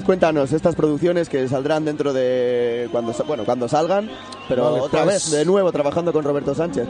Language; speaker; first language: Spanish; native; Spanish